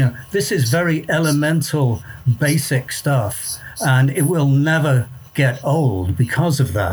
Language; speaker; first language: English; native; English